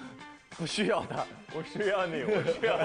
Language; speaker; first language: Chinese; non-native, learner; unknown